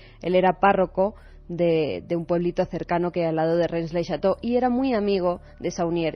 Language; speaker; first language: Spanish; native; Spanish